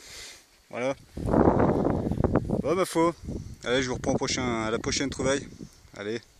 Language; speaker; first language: French; native; French